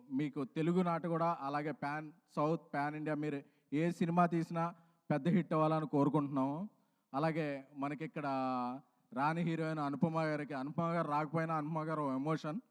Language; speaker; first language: Telugu; native; Telugu